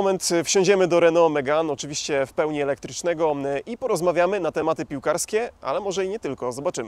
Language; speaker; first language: Polish; native; Polish